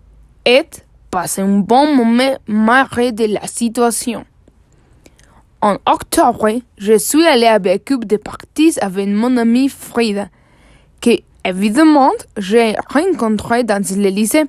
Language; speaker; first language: French; non-native, learner; Spanish